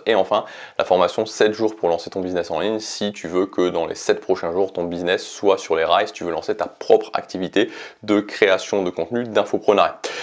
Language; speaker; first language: French; native; French